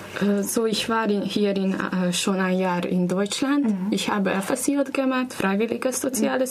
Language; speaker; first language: German; non-native, learner; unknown